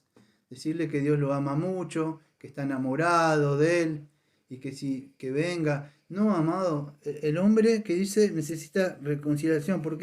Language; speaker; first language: Spanish; native; Spanish